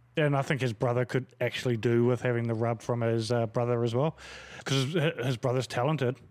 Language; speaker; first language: English; native; English